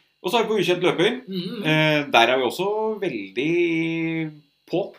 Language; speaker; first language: Norwegian; native; Norwegian